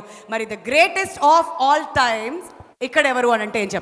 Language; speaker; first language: Telugu; native; Telugu